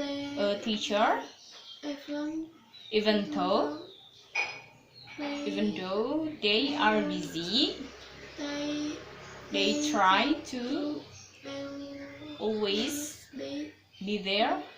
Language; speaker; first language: English; non-native, learner; Indonesian